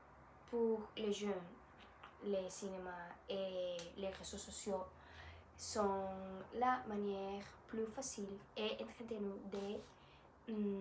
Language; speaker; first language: French; non-native, learner; Spanish